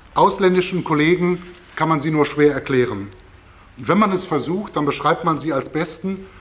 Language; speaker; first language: German; native; German